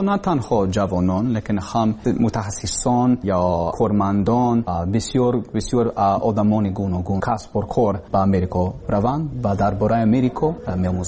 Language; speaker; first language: Persian; non-native, learner; English